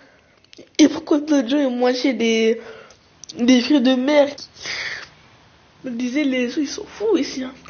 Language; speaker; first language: French; early bilingual, other home language; Arabic